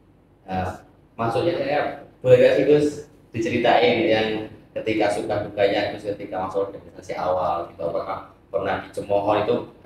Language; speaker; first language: Indonesian; native; Indonesian